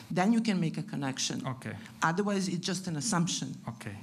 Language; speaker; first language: English; non-native, fluent; Italian